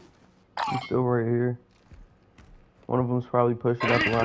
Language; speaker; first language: English; native; English